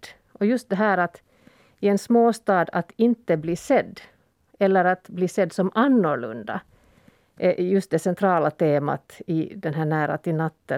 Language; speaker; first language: Swedish; native; Swedish